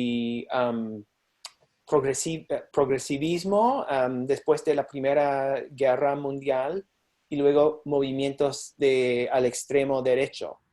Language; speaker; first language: Spanish; non-native, fluent; English